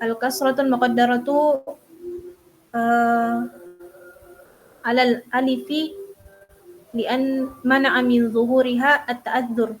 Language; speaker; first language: Arabic; non-native, learner; Indonesian